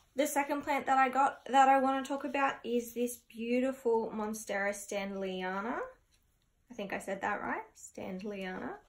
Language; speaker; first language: English; native; English